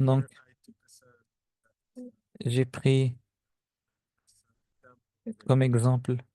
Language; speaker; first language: French; non-native, fluent; Spanish